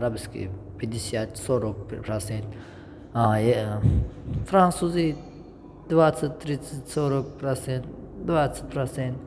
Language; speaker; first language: Russian; non-native, learner; Tajik